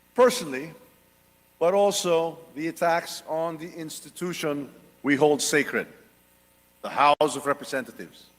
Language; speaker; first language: English; non-native, local second language; Filipino